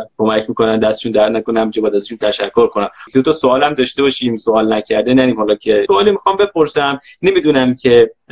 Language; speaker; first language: Persian; native; Persian